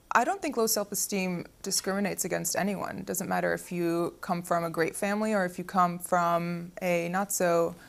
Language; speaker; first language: English; early bilingual, other home language; Arabic